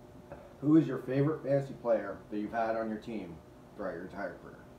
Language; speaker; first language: English; native; English